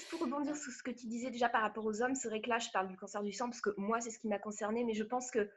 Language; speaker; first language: French; native; French